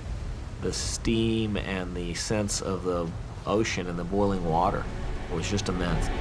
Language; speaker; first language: English; native; English